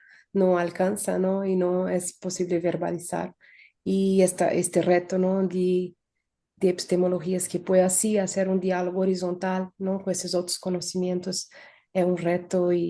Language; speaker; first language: Spanish; non-native, fluent; Portuguese